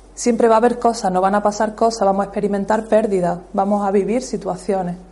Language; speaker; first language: Spanish; native; Spanish